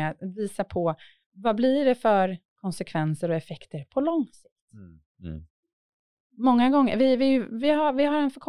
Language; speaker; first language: Swedish; native; Swedish